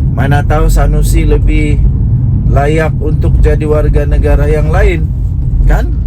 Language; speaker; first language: Malay; non-native, local second language; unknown